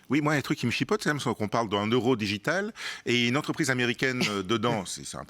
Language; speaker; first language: French; native; French